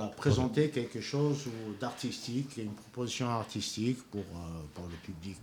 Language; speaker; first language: French; non-native, local second language; Kabyle